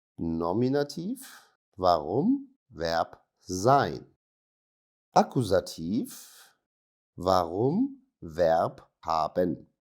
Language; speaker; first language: German; non-native, fluent; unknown